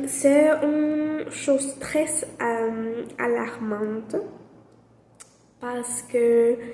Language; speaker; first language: French; non-native, learner; Spanish